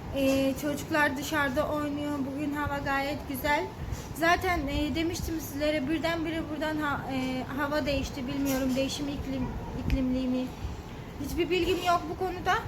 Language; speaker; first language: Turkish; native; Turkish